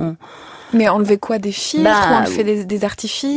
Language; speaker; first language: French; native; French